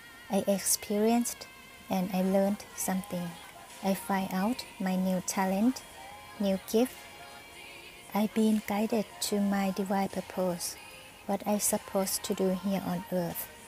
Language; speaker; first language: English; non-native, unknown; Thai